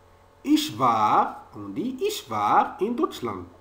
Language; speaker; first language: German; non-native, fluent; French